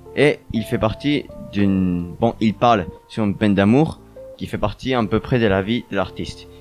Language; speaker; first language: French; early bilingual, other home language; Spanish